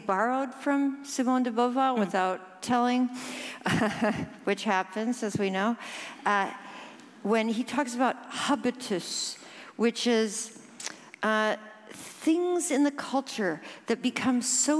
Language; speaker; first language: English; early bilingual, other home language; Norwegian